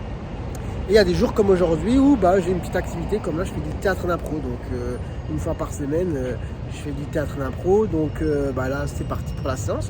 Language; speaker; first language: French; native; French